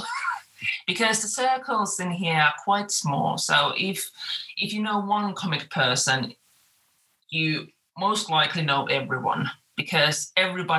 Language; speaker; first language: English; non-native, fluent; Finnish